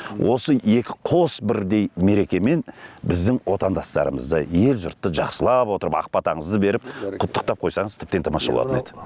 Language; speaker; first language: Kazakh; native; Kazakh